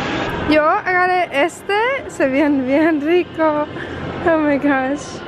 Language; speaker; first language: Spanish; early bilingual, heritage; Spanish